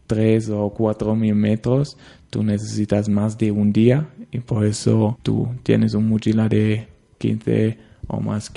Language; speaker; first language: Spanish; non-native, learner; German